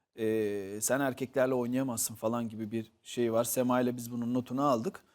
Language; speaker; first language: Turkish; native; Turkish